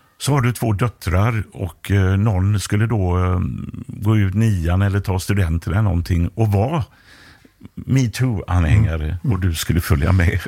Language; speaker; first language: Swedish; native; Swedish